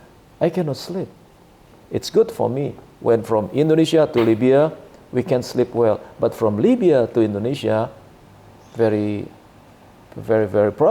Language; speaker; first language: English; non-native, learner; Indonesian